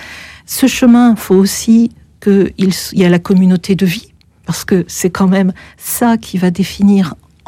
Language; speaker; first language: French; native; French